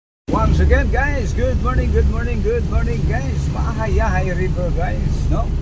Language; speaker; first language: English; non-native, local second language; Cebuano